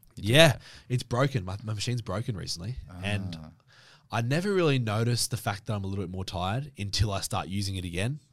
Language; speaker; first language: English; native; English